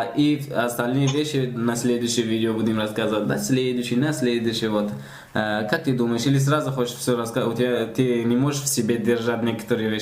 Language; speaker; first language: Russian; non-native, learner; Tajik